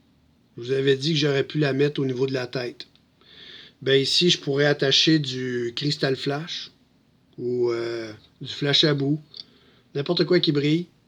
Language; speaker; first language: French; native; French